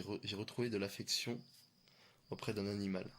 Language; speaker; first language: French; native; French